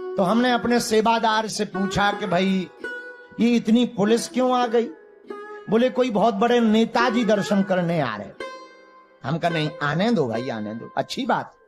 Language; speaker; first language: Hindi; native; Hindi